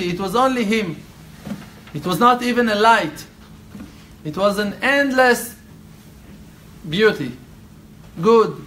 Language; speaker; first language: English; non-native, fluent; Hebrew